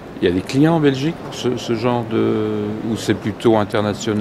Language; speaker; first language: French; native; French